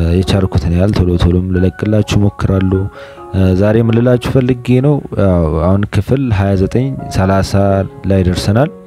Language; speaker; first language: Amharic; non-native, local second language; Oromo